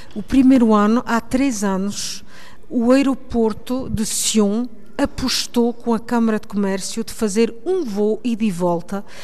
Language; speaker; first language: Portuguese; early bilingual, heritage; Portuguese